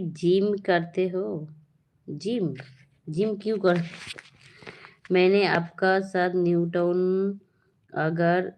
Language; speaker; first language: Hindi; non-native, learner; Bangla